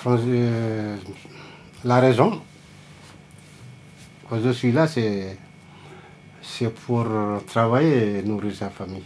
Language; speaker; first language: French; non-native, local second language; Fula